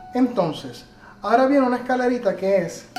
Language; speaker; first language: Spanish; native; Spanish